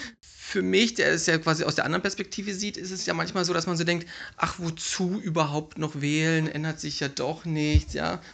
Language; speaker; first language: German; native; German